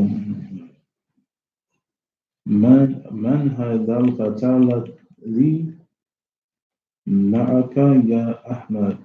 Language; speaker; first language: Arabic; non-native, learner; English